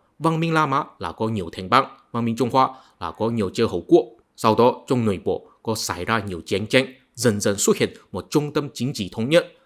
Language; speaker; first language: Vietnamese; non-native, fluent; Chinese